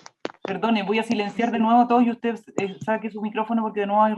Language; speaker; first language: Spanish; native; Spanish